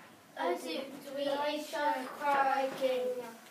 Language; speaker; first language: Welsh; non-native, learner; English